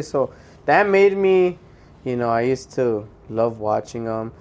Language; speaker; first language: English; early bilingual, other home language; Spanish